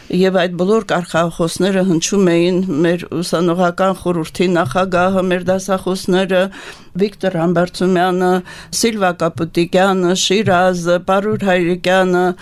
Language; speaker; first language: Armenian; native; Armenian